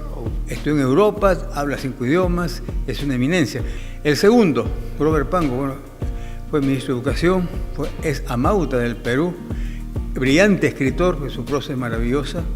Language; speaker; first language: Spanish; native; Spanish